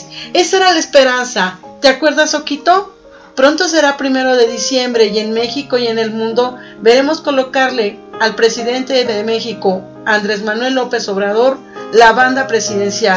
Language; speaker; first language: Spanish; native; Spanish